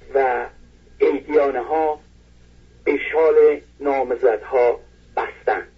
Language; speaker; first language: Persian; non-native, local second language; Azerbaijani